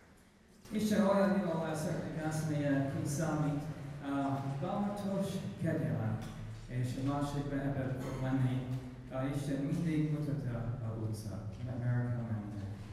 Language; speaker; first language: Hungarian; non-native, learner; English